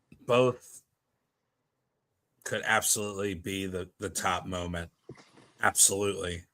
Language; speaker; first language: English; native; English